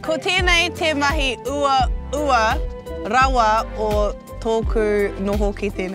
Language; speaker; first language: Māori; non-native, local second language; English